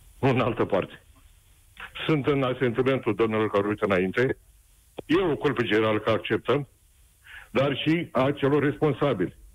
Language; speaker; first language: Romanian; native; Romanian